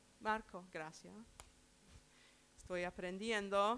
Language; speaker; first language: Spanish; non-native, learner; English